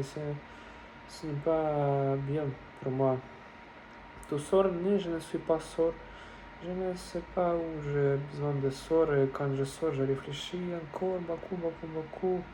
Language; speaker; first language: French; non-native, learner; Russian